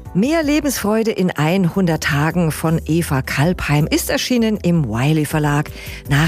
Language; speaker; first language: German; native; German